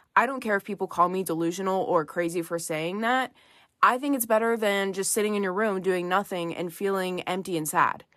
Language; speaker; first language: English; native; English